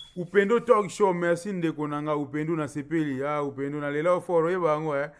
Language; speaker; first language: French; non-native, local second language; Lingala